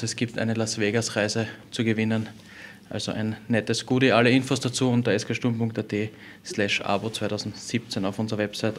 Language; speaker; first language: German; native; German